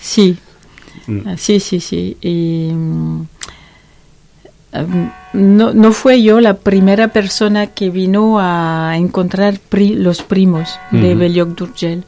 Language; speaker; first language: Spanish; non-native, learner; French